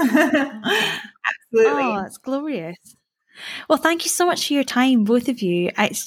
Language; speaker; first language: English; native; English